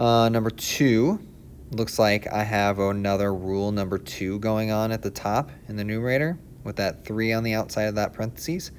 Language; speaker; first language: English; native; English